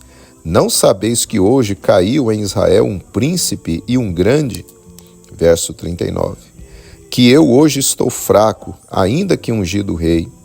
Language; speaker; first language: Portuguese; native; Portuguese